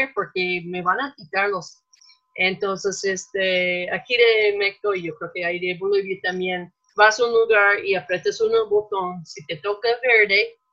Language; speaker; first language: Spanish; non-native, fluent; English